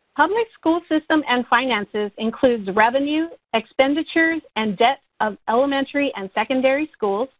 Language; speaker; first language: English; native; English